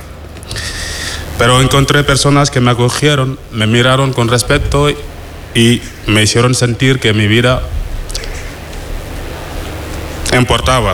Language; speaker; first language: Spanish; non-native, fluent; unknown